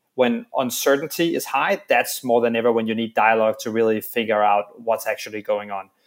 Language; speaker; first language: English; non-native, fluent; Danish